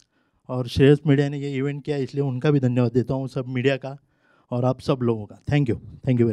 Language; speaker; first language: Hindi; non-native, local second language; Marathi